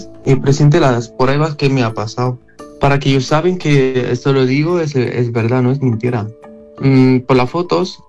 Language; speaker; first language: Spanish; non-native, learner; Arabic